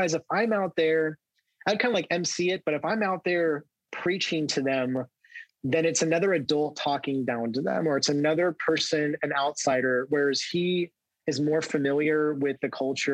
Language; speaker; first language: English; native; English